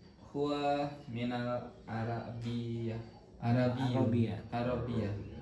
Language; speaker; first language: Arabic; non-native, learner; Indonesian